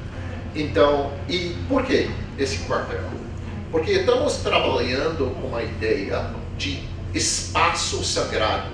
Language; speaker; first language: Portuguese; non-native, fluent; English